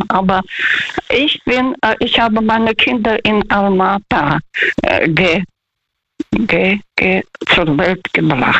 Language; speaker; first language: German; non-native, fluent; Russian